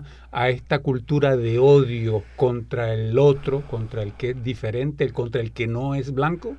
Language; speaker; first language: Spanish; native; Spanish